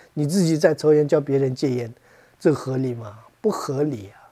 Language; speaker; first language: Chinese; non-native, fluent; Tibetan